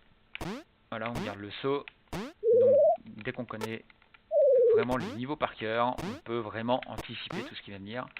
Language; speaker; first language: French; native; French